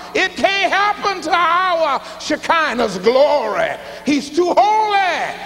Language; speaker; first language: English; native; English